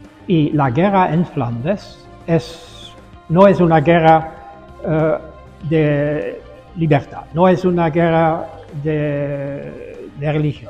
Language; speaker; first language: Spanish; non-native, fluent; Dutch